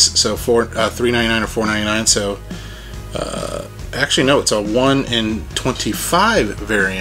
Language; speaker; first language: English; native; English